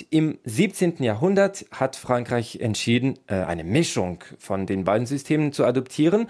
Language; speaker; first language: German; non-native, local second language; French